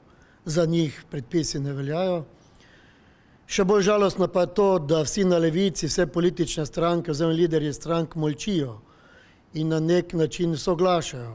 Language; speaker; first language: Slovenian; native; Slovenian